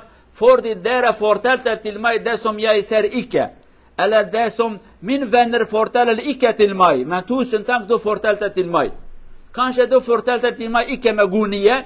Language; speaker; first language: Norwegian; non-native, learner; Central Kurdish